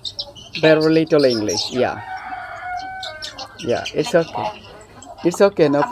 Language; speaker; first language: English; non-native, learner; Bangla